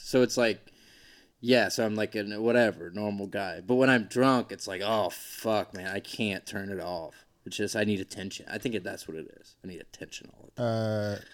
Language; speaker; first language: English; native; English